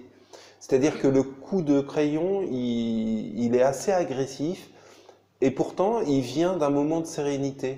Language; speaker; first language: French; native; French